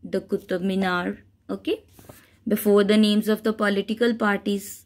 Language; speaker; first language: Hindi; native; Hindi